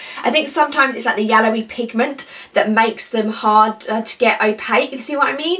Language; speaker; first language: English; native; English